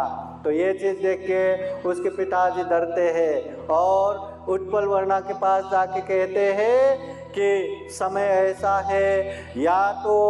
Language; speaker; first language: Hindi; non-native, local second language; Marathi